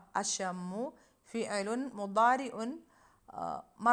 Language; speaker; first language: Arabic; non-native, fluent; Malayalam